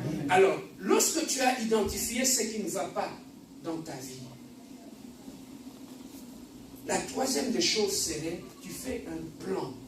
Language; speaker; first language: French; non-native, local second language; Lingala